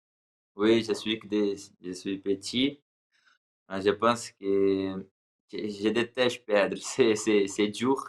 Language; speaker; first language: French; non-native, learner; Portuguese